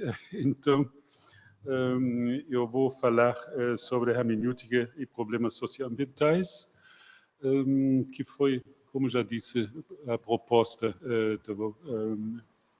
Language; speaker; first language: Portuguese; non-native, fluent; German